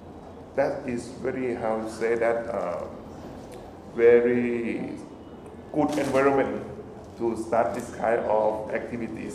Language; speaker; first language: English; non-native, fluent; Thai